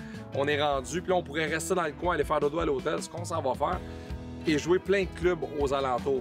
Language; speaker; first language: French; native; French